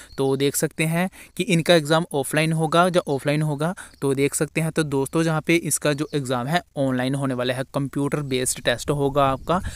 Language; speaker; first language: Hindi; non-native, local second language; Punjabi